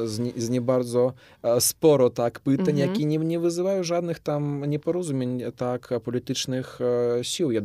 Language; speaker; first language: Polish; non-native, fluent; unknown